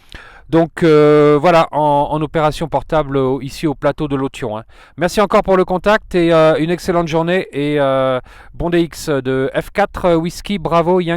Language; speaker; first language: French; native; French